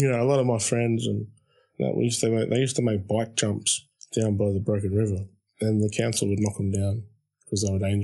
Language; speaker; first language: English; native; English